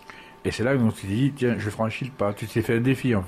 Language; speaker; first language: French; native; French